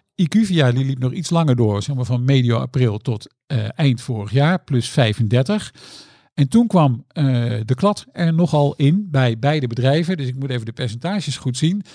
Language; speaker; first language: Dutch; native; Dutch